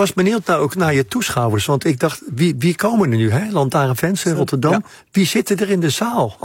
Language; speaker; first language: Dutch; native; Dutch